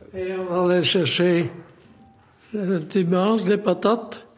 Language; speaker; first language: French; native; French